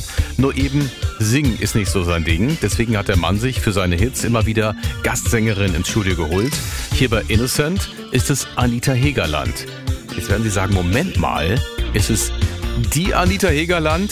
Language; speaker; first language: German; native; German